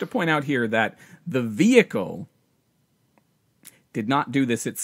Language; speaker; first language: English; native; English